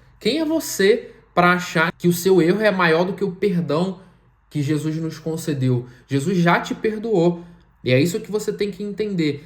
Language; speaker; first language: Portuguese; native; Portuguese